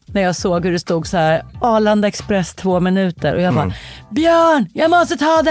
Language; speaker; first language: Swedish; native; Swedish